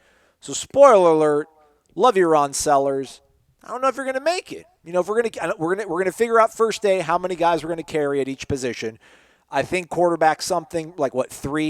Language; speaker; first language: English; native; English